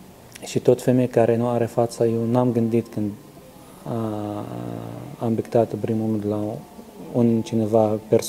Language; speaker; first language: Romanian; non-native, learner; Arabic